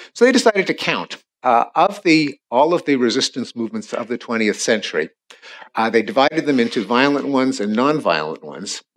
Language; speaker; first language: English; native; English